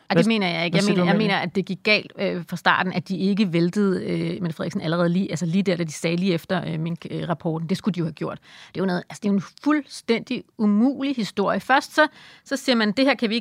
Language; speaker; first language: Danish; native; Danish